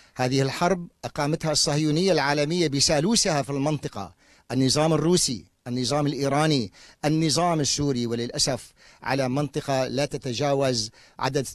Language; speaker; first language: Arabic; native; Arabic